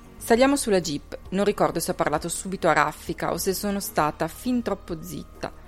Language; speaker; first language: Italian; native; Italian